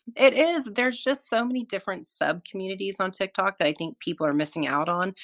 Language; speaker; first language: English; native; English